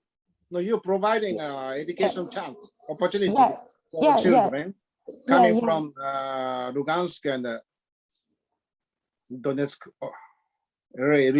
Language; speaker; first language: English; non-native, learner; Japanese